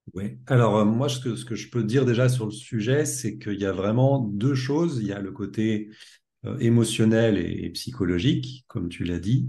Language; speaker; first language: French; native; French